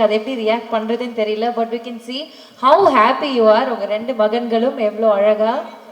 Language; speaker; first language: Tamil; native; Tamil